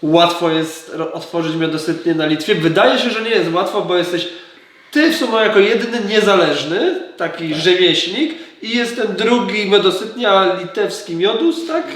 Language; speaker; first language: Polish; native; Polish